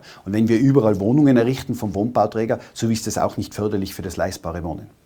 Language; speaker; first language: German; native; German